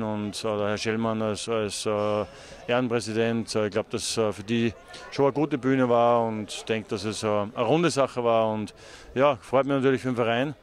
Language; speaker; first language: German; native; German